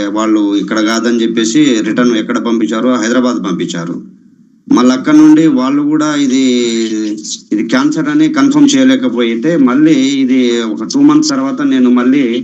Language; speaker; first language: Telugu; non-native, local second language; Lambadi